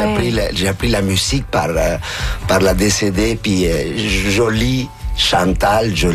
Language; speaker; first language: French; native; French